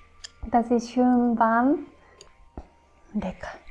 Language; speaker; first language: German; non-native, fluent; Japanese